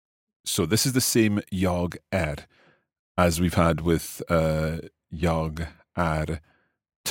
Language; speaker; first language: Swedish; non-native, learner; English